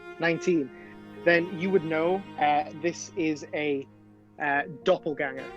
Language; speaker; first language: English; native; English